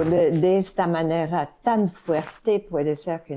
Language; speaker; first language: Spanish; non-native, fluent; French